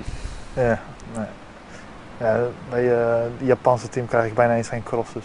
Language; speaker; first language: Dutch; early bilingual, heritage; Dutch